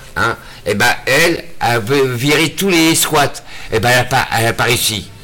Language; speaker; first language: French; native; French